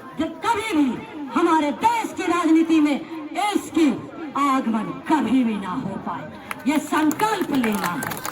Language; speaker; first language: Hindi; native; Hindi